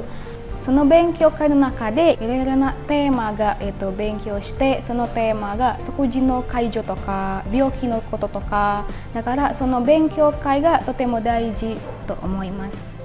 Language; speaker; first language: Japanese; non-native, fluent; Indonesian